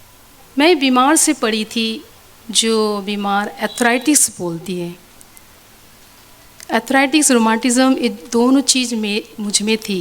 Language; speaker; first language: Hindi; non-native, local second language; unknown